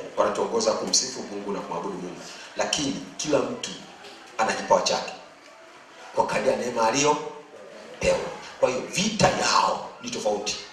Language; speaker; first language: Swahili; native; Swahili